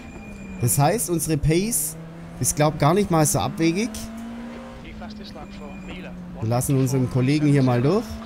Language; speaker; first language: German; native; German